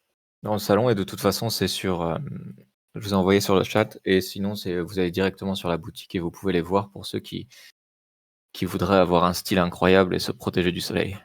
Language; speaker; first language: French; native; French